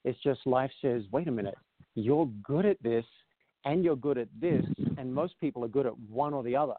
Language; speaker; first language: English; native; English